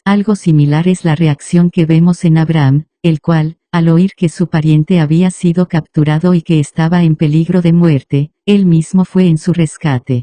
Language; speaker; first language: Spanish; native; Spanish